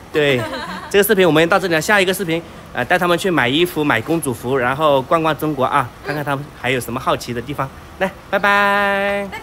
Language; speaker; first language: Chinese; native; Chinese